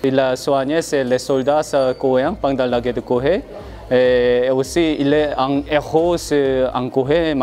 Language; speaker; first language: French; non-native, learner; Korean